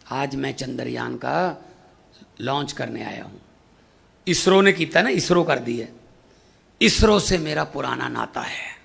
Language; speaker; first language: Hindi; non-native, local second language; Punjabi